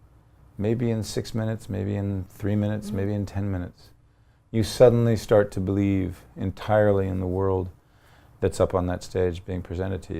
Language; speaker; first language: English; native; English